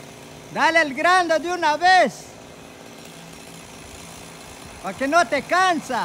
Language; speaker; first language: Spanish; native; Spanish